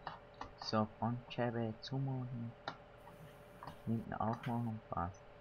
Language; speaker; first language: German; native; German